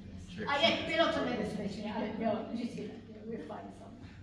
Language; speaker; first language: Czech; early bilingual, heritage; Czech